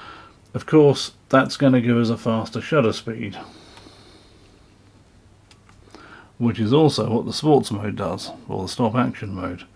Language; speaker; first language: English; native; English